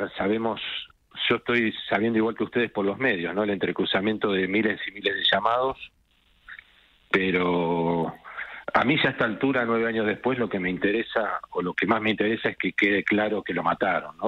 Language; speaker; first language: Spanish; native; Spanish